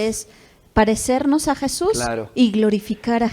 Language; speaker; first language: Spanish; native; Spanish